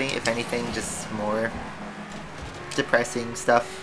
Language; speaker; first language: English; native; English